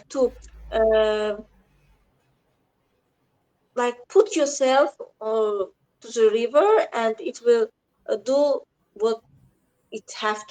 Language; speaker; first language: English; non-native, learner; Azerbaijani